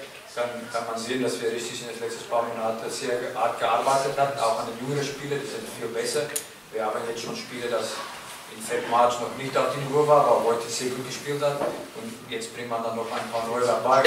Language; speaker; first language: German; non-native, fluent; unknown